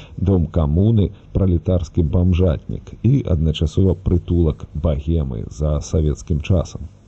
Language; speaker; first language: Belarusian; native; Belarusian